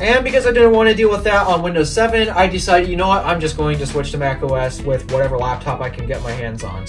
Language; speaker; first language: English; native; English